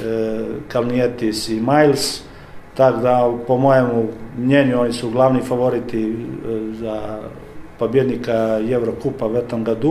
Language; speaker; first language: Russian; non-native, learner; Serbian